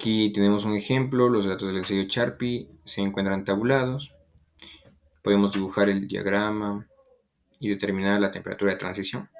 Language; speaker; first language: Spanish; native; Spanish